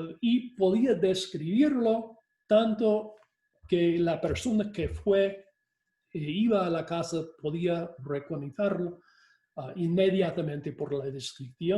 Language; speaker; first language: Spanish; non-native, fluent; English